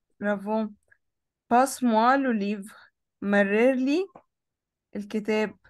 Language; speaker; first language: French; non-native, fluent; Arabic